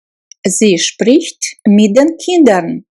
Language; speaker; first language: German; non-native, fluent; Russian